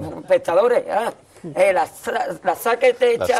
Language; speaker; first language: Spanish; native; Spanish